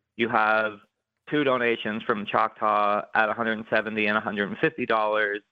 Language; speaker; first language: English; native; English